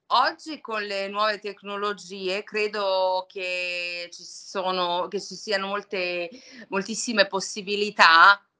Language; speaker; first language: Italian; non-native, fluent; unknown